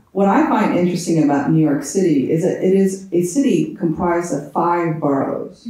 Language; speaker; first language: English; native; English